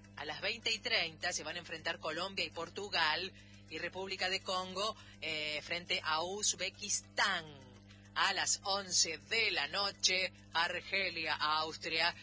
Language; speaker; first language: Spanish; native; Spanish